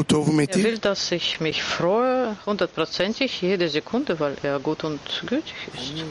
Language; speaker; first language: German; non-native, fluent; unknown